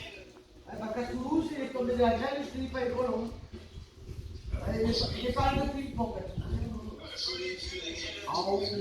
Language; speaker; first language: French; native; French